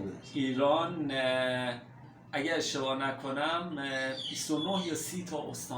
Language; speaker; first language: Persian; native; Persian